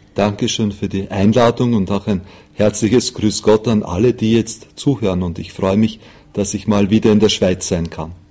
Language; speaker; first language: German; native; German